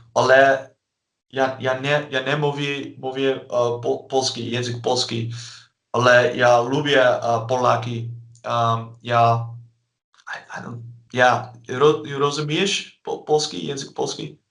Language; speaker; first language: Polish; non-native, learner; Dutch